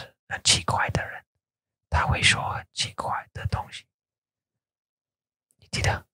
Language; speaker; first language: Chinese; non-native, learner; English